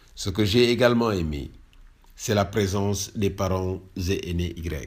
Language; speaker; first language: French; non-native, local second language; Wolof